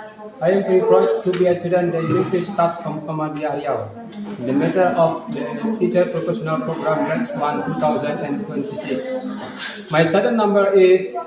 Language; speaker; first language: English; non-native, learner; Indonesian